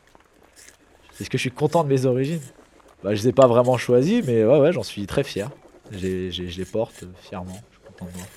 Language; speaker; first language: French; early bilingual, other home language; Kabyle